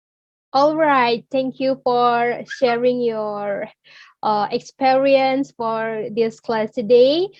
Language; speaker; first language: English; non-native, learner; Indonesian